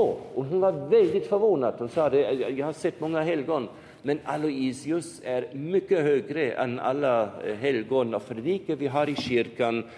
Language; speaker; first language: Swedish; non-native, fluent; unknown